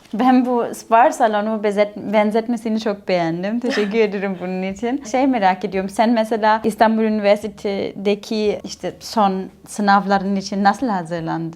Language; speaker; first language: Turkish; non-native, fluent; German